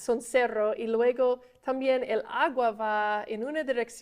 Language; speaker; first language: Spanish; non-native, fluent; English